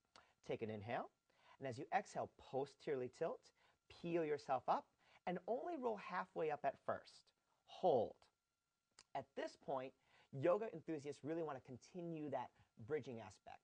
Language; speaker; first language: English; native; English